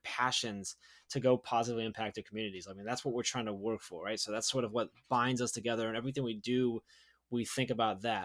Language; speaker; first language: English; native; English